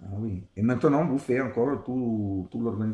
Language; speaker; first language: French; non-native, learner; Italian